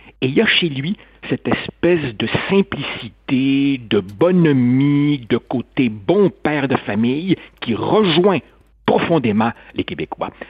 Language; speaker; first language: French; native; French